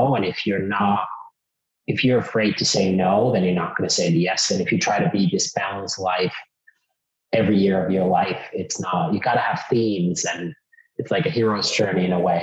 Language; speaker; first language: English; non-native, fluent; Finnish